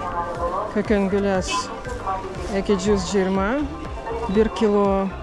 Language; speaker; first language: Kyrgyz; non-native, learner; Russian